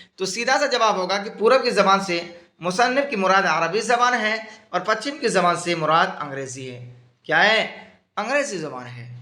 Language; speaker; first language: Urdu; native; Urdu